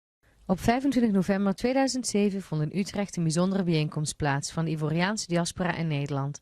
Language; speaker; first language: Dutch; native; Dutch